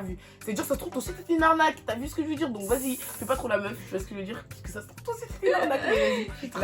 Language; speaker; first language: French; native; French